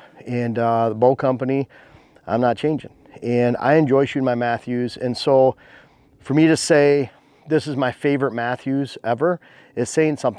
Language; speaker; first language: English; native; English